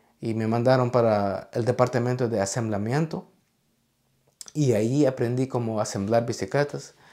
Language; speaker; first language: Spanish; early bilingual, heritage; Spanish